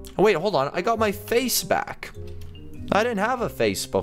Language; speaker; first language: English; native; English